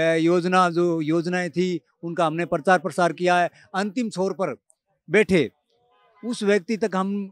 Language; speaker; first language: Hindi; native; Hindi